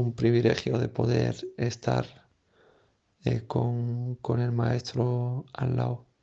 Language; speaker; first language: Spanish; non-native, fluent; French